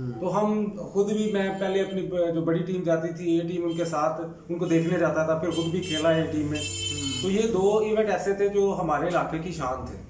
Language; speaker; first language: Urdu; non-native, local second language; Punjabi